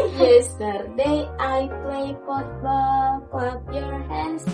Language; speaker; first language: English; non-native, learner; Indonesian